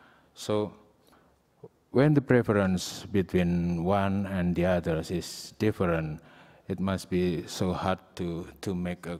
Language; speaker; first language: English; non-native, learner; Indonesian